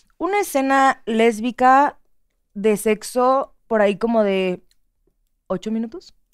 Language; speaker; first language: Spanish; native; Spanish